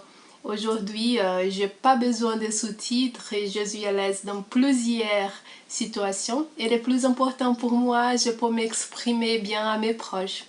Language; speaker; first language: French; non-native, learner; Portuguese